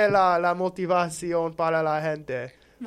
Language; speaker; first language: Spanish; non-native, learner; English